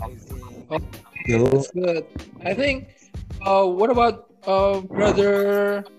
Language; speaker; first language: English; non-native, learner; Indonesian